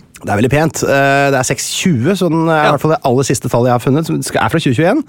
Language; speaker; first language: Norwegian; native; Norwegian